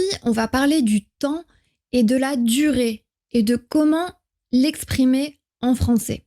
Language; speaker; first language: French; native; French